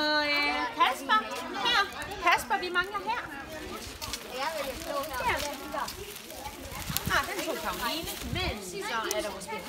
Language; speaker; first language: Danish; native; Danish